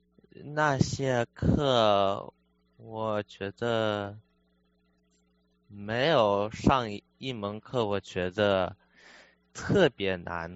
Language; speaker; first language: Chinese; early bilingual, heritage; Chinese